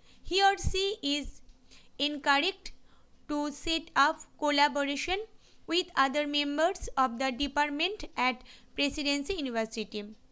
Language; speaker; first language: English; non-native, local second language; Bangla